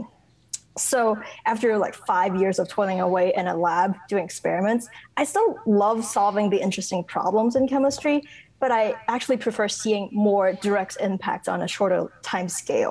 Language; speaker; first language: English; non-native, local second language; Cantonese